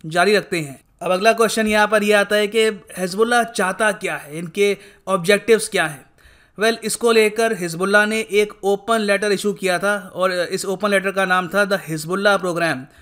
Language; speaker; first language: Hindi; native; Hindi